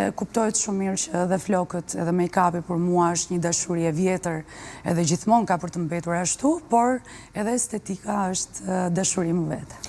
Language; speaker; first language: Albanian; early bilingual, heritage; Albanian